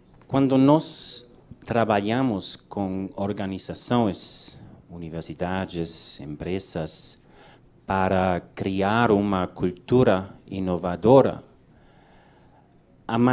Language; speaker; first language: Portuguese; non-native, learner; English